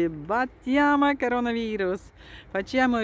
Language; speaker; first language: Italian; non-native, fluent; Russian